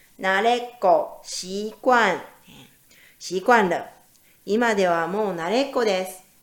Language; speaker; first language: Japanese; native; Japanese